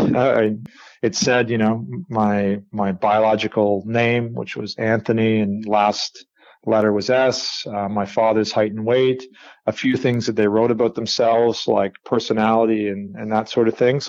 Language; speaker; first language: English; native; English